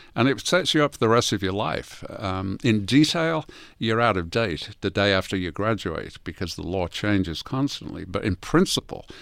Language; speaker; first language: English; native; English